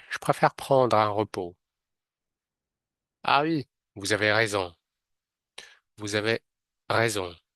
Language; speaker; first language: French; non-native, fluent; Arabic